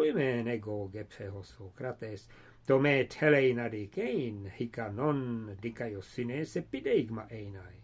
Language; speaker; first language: Greek; non-native, fluent; English